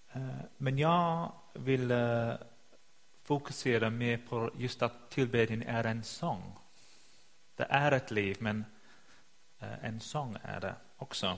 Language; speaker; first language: Swedish; non-native, fluent; English